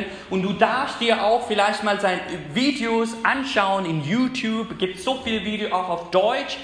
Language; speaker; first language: German; non-native, fluent; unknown